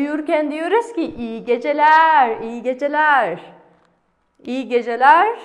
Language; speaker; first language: Turkish; non-native, fluent; Kazakh